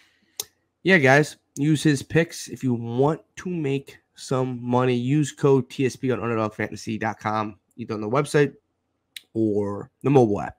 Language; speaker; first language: English; native; English